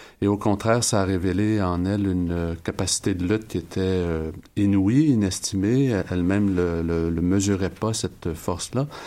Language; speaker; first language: French; native; French